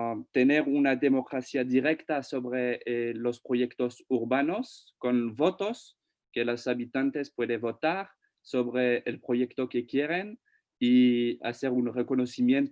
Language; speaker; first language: Spanish; non-native, fluent; French